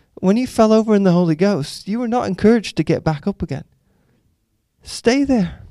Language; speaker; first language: English; native; English